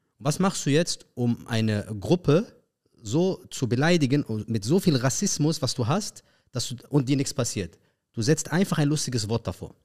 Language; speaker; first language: German; early bilingual, other home language; Arabic